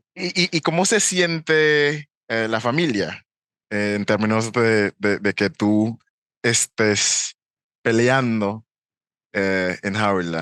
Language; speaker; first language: Spanish; non-native, fluent; English